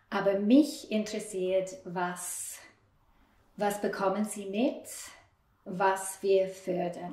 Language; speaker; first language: German; non-native, fluent; English